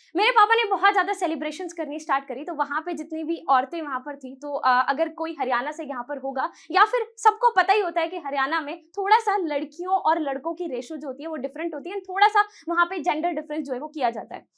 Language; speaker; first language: Hindi; native; Hindi